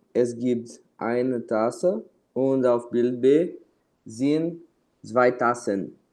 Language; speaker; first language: German; non-native, learner; Portuguese